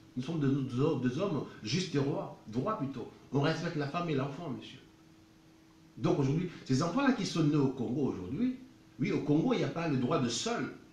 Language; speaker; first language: French; non-native, local second language; Lingala